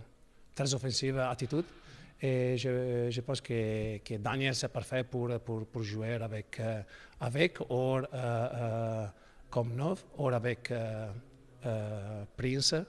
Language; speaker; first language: French; non-native, learner; Italian